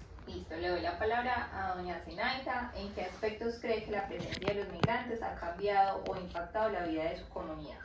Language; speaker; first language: Spanish; native; Spanish